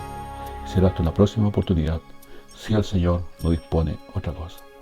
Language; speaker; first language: Spanish; native; Spanish